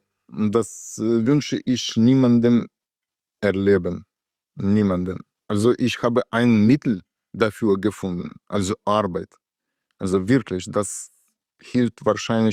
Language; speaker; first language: German; non-native, learner; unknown